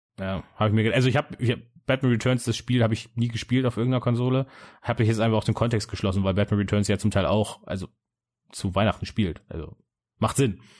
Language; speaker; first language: German; native; German